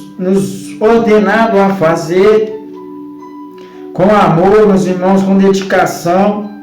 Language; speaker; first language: Portuguese; native; Portuguese